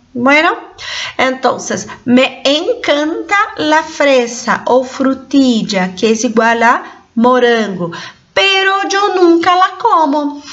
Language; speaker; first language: Spanish; non-native, fluent; Portuguese